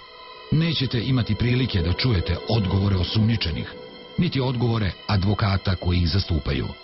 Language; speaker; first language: Serbian; native; Serbian